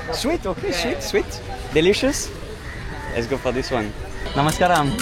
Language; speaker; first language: English; non-native, learner; French